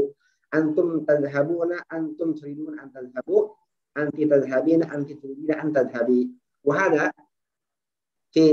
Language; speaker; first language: Arabic; non-native, fluent; Indonesian